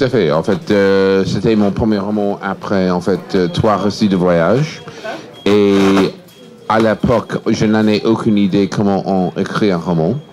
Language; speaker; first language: French; non-native, fluent; English